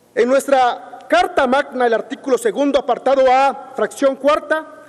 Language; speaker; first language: Spanish; non-native, local second language; Zapotec